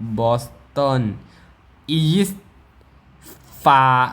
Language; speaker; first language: Russian; non-native, learner; Thai